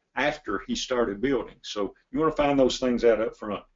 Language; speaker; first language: English; native; English